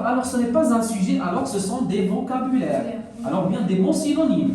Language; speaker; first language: French; non-native, local second language; Arabic